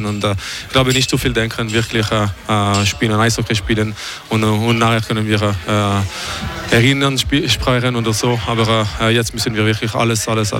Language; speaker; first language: German; non-native, fluent; French